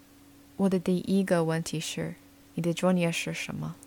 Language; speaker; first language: Chinese; non-native, learner; English